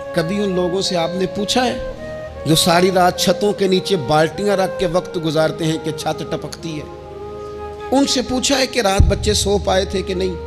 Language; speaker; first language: Urdu; non-native, local second language; Punjabi